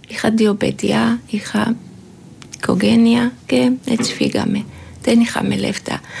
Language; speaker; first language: Greek; non-native, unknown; Georgian